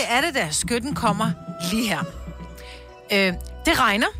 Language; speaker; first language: Danish; native; Danish